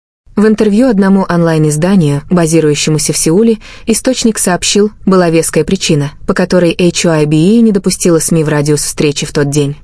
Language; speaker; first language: Russian; native; Russian